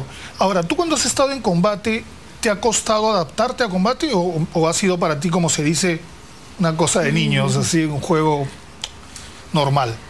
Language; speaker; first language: Spanish; native; Spanish